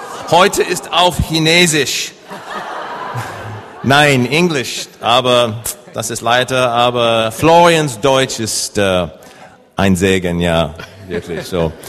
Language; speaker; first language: German; non-native, learner; English